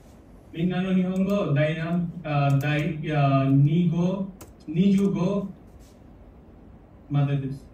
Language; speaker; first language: Japanese; non-native, learner; Bangla